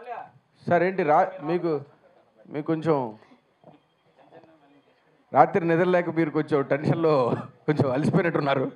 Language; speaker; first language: Telugu; native; Telugu